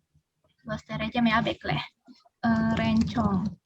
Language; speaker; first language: Turkish; non-native, learner; Indonesian